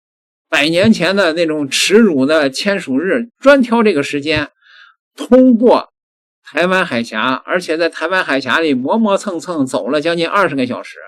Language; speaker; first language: Chinese; native; Chinese